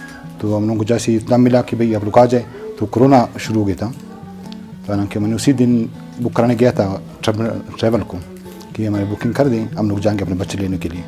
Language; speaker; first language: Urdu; non-native, local second language; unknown